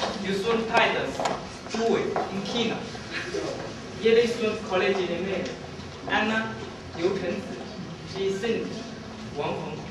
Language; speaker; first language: Romanian; non-native, learner; Chinese